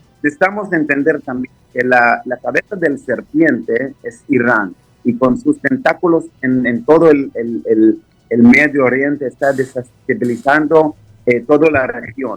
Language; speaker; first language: Spanish; non-native, fluent; Hebrew